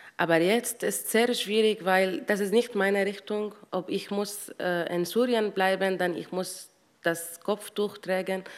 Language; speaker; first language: German; non-native, learner; Arabic